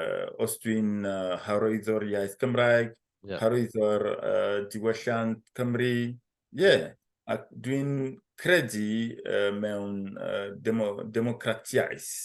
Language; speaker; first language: Welsh; non-native, fluent; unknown